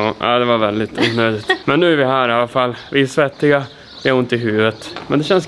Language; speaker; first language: Swedish; native; Swedish